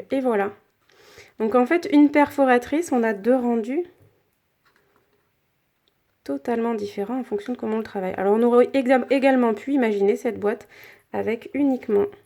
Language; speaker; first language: French; native; French